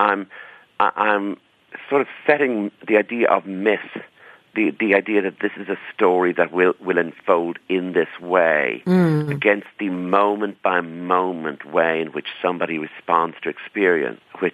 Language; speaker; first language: English; native; English